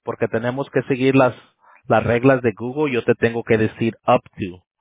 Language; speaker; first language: Spanish; early bilingual, heritage; Spanish